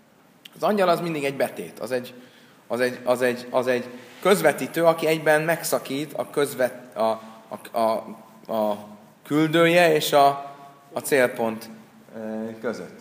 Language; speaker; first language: Hungarian; native; Hungarian